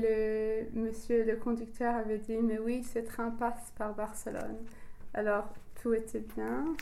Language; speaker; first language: French; non-native, learner; English